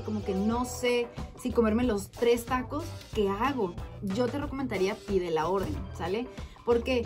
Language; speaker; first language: Spanish; native; Spanish